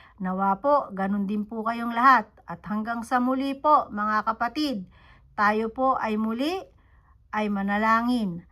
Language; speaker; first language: Filipino; native; Filipino